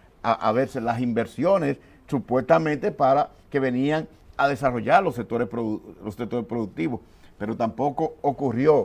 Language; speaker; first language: Spanish; native; Spanish